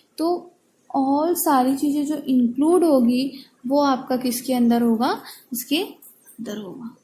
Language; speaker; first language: Hindi; native; Hindi